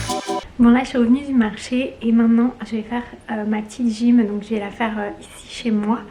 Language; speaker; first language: French; native; French